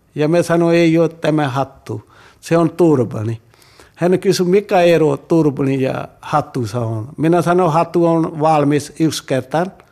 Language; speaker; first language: Finnish; non-native, learner; Punjabi